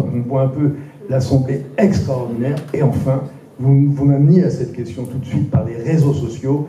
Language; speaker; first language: French; native; French